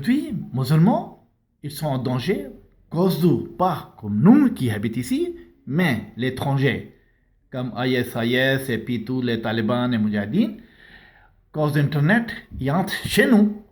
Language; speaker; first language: French; non-native, learner; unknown